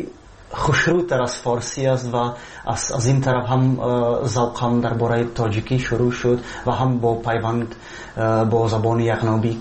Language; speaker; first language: Persian; non-native, fluent; Czech